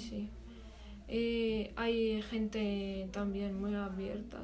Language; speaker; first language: Spanish; non-native, learner; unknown